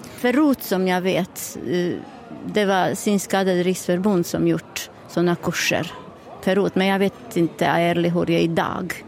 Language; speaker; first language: Swedish; non-native, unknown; Bosnian